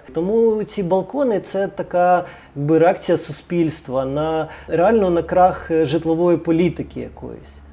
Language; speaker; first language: Ukrainian; native; Ukrainian